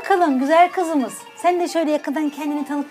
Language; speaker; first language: Turkish; native; Turkish